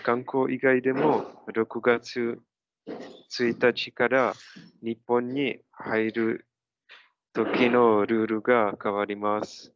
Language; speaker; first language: Japanese; non-native, learner; Czech